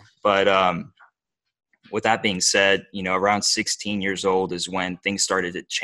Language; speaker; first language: English; early bilingual, other home language; Bosnian